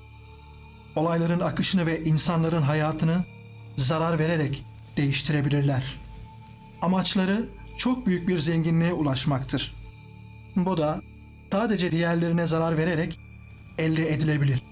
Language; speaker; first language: Turkish; native; Turkish